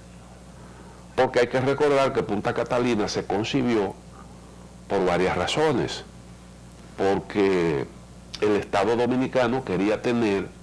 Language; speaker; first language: Spanish; native; Spanish